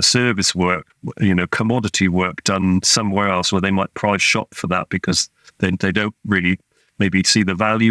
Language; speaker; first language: English; native; English